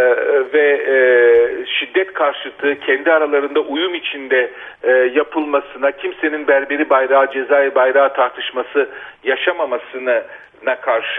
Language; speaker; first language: Turkish; native; Turkish